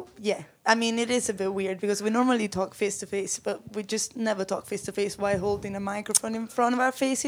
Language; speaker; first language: English; non-native, fluent; Italian